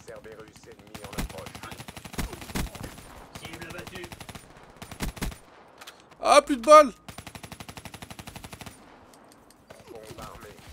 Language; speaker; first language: French; native; French